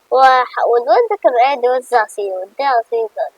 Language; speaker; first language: Arabic; native; Arabic